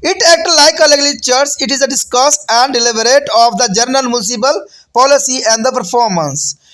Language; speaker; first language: English; non-native, local second language; Hindi